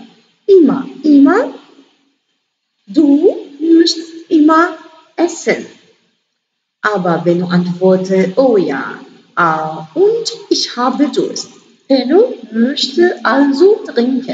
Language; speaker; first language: German; non-native, learner; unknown